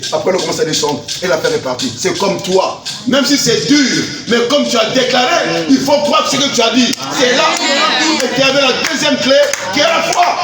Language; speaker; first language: French; non-native, local second language; Lingala